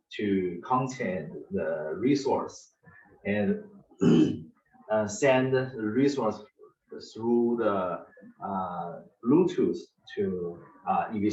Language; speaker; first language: English; non-native, learner; Chinese